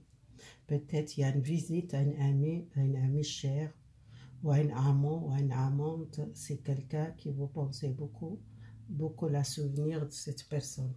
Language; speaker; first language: French; non-native, fluent; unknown